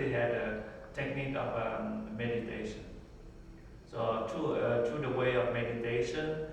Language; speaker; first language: English; non-native, learner; Vietnamese